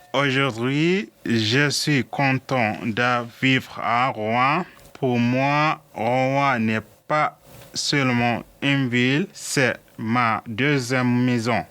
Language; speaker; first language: French; non-native, learner; Arabic